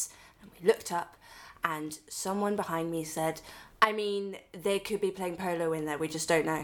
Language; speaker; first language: English; native; English